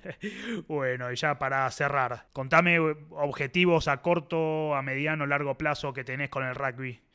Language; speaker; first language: Spanish; native; Spanish